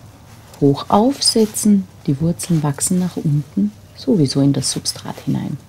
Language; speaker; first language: German; native; German